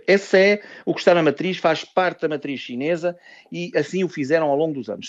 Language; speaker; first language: Portuguese; native; Portuguese